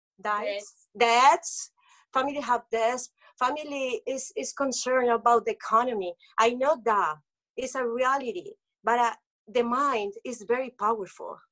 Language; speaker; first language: English; non-native, local second language; Spanish